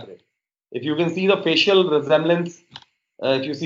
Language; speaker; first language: English; non-native, local second language; Hindi